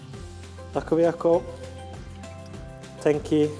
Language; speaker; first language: Czech; non-native, learner; English